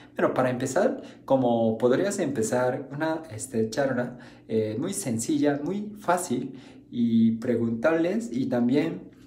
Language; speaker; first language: Spanish; non-native, fluent; Japanese